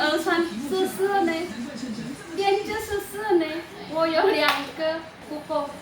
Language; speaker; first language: Chinese; non-native, learner; Indonesian